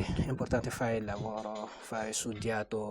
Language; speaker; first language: Italian; non-native, learner; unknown